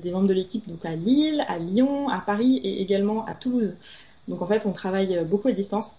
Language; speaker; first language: French; native; French